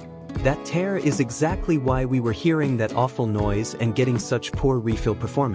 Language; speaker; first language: English; native; English